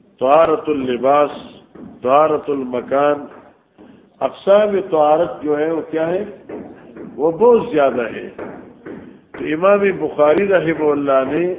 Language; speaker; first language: Urdu; non-native, local second language; Northern Hindko